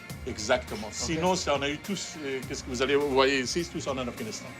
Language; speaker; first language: French; non-native, fluent; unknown